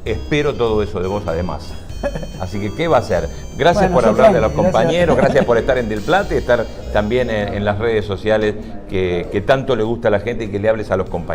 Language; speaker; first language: Spanish; native; Spanish